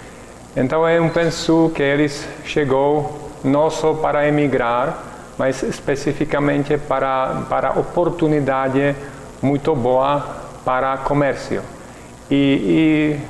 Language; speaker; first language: Portuguese; non-native, learner; Czech